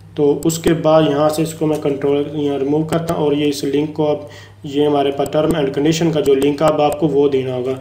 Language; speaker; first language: Urdu; non-native, local second language; Punjabi